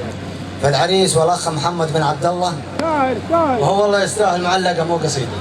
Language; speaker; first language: Arabic; native; Arabic